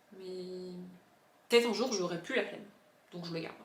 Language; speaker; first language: French; native; French